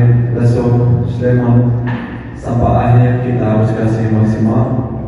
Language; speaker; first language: Indonesian; non-native, fluent; Portuguese